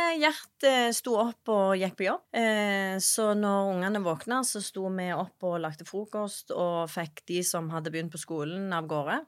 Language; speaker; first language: Norwegian; native; Norwegian